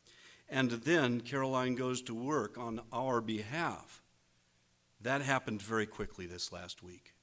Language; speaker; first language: English; native; English